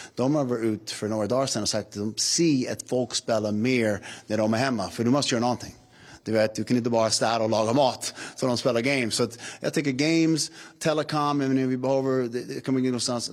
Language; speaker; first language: Swedish; non-native, fluent; English